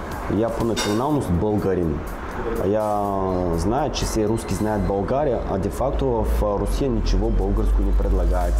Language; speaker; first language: Russian; non-native, learner; Bulgarian